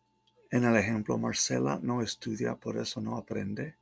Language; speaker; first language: Spanish; non-native, fluent; English